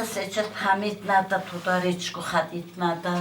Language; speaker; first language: Russian; non-native, local second language; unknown